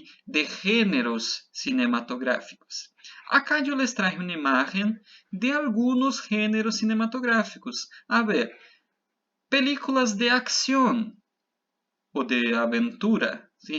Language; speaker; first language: Spanish; non-native, fluent; Portuguese